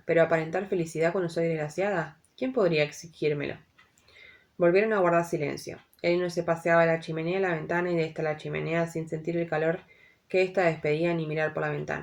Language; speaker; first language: Spanish; native; Spanish